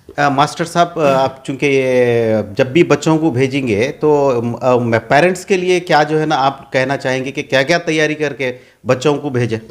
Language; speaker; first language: Urdu; native; Urdu